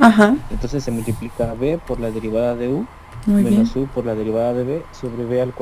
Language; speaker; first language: Spanish; native; Spanish